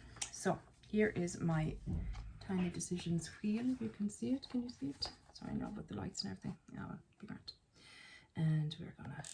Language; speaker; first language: English; native; English